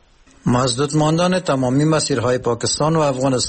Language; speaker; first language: Persian; native; Persian